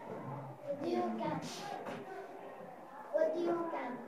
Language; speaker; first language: English; non-native, learner; Arabic